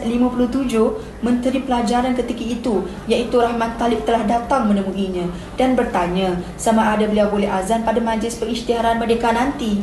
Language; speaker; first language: Malay; native; Malay